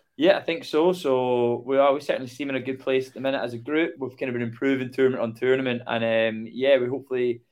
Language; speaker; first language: English; native; English